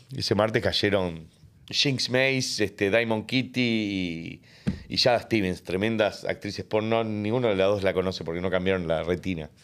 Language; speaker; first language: Spanish; native; Spanish